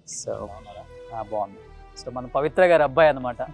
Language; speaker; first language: Telugu; native; Telugu